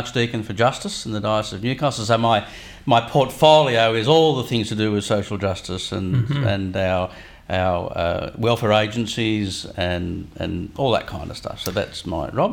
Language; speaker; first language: English; native; English